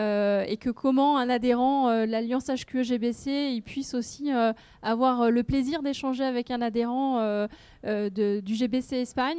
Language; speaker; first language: French; native; French